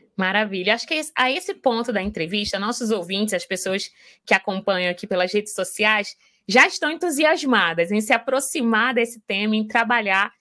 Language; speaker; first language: Portuguese; native; Portuguese